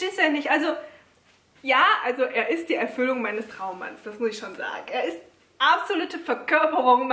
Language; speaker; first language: German; native; German